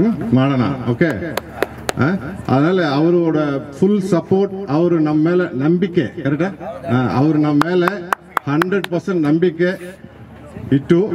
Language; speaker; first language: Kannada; non-native, learner; Tamil